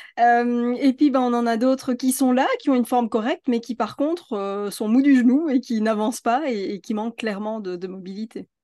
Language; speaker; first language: French; native; French